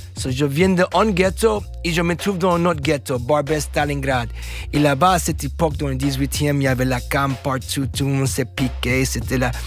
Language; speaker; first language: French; non-native, fluent; English